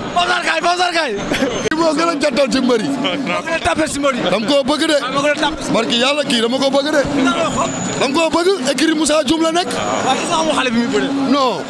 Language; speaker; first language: Wolof; non-native, local second language; Serer